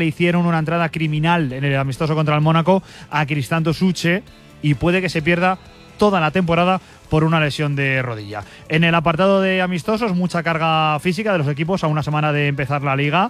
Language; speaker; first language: Spanish; native; Spanish